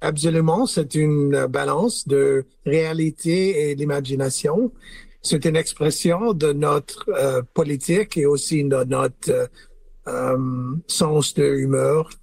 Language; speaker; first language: French; non-native, learner; English